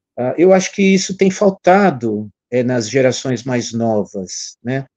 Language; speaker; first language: Portuguese; native; Portuguese